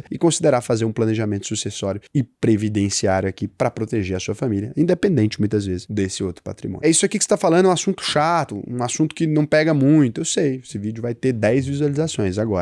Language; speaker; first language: Portuguese; native; Portuguese